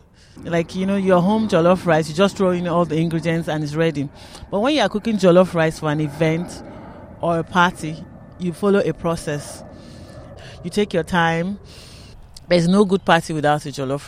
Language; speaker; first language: English; non-native, local second language; Yoruba